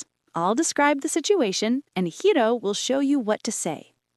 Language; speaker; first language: English; native; English